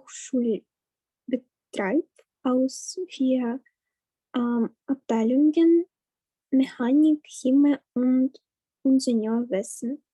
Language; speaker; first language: German; non-native, learner; Ukrainian